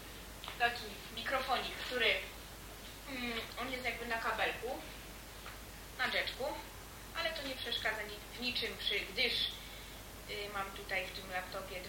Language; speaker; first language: Polish; native; Polish